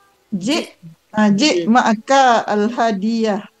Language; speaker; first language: Arabic; non-native, learner; Malay